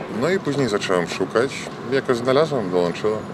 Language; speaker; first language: Polish; non-native, fluent; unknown